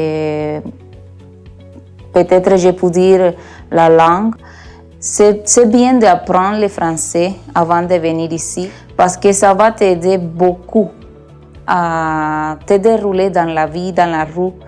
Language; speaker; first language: French; non-native, learner; Spanish